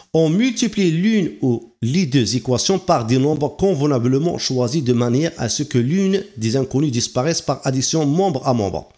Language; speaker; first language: French; non-native, local second language; Arabic